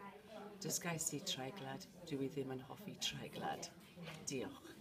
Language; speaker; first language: Welsh; non-native, learner; English